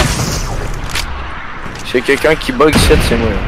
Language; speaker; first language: French; native; French